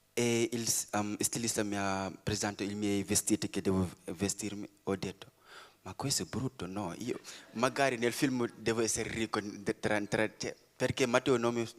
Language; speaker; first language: Italian; non-native, learner; Wolof